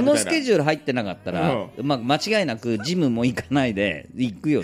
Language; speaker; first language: Japanese; native; Japanese